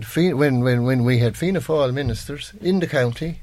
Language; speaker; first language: English; native; English